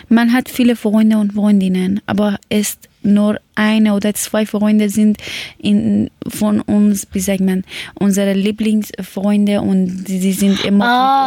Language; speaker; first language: German; non-native, learner; Persian